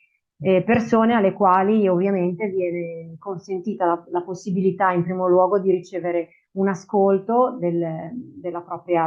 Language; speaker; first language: Italian; native; Italian